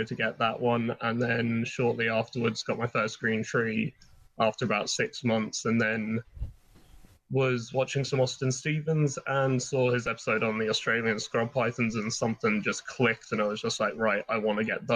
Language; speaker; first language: English; native; English